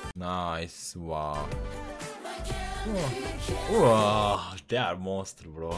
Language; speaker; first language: English; non-native, learner; Turkish